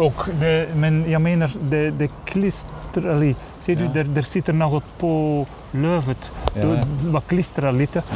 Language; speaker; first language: Swedish; non-native, learner; Dutch